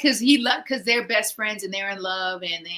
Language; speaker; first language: English; native; English